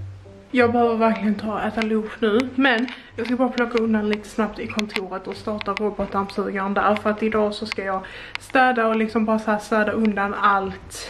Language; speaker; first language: Swedish; native; Swedish